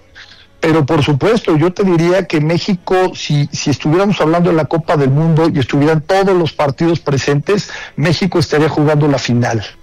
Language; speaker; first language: Spanish; native; Spanish